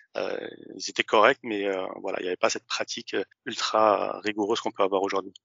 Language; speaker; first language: French; early bilingual, other home language; Arabic